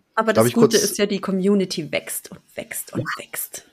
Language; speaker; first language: German; non-native, fluent; Russian